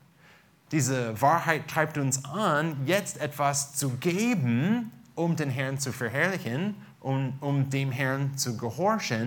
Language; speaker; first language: German; non-native, fluent; English